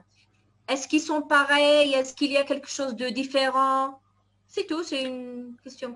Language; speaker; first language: French; non-native, fluent; Italian